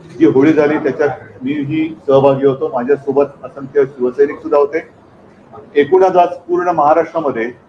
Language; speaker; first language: Marathi; native; Marathi